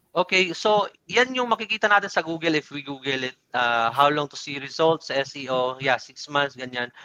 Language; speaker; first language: Filipino; non-native, local second language; Cebuano